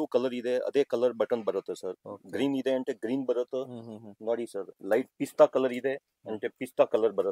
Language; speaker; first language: Kannada; non-native, local second language; Telugu